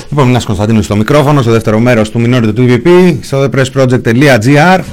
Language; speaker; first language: Greek; native; Greek